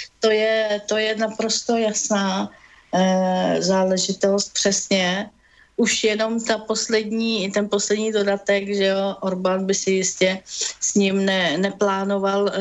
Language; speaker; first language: Czech; native; Czech